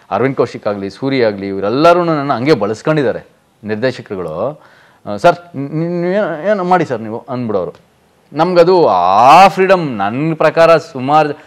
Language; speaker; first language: Kannada; native; Kannada